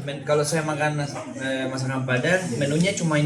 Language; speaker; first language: Indonesian; non-native, fluent; Spanish